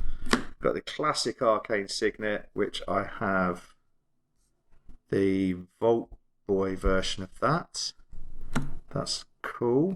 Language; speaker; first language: English; native; English